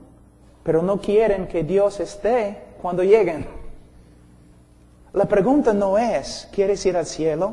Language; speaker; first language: Spanish; non-native, fluent; English